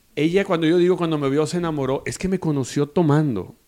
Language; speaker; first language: Spanish; native; Spanish